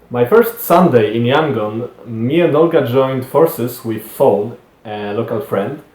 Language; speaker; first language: English; non-native, fluent; Polish